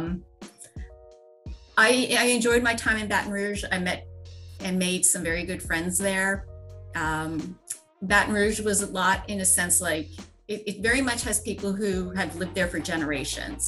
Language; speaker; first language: English; native; English